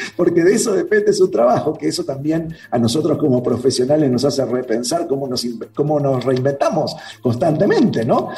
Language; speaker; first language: Spanish; native; Spanish